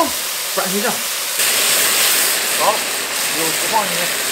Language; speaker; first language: Chinese; native; Chinese